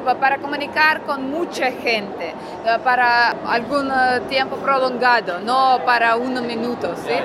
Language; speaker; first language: Spanish; non-native, learner; Russian